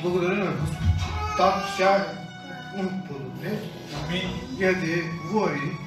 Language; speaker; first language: Bulgarian; non-native, local second language; Turkish